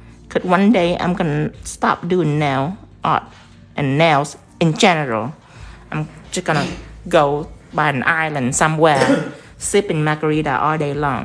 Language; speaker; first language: English; non-native, fluent; Vietnamese